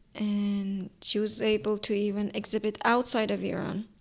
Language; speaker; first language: English; non-native, fluent; Azerbaijani